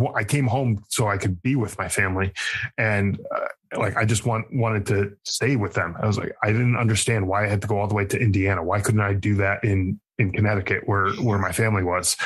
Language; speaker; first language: English; native; English